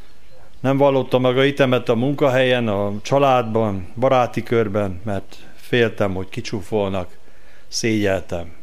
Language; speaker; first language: Hungarian; native; Hungarian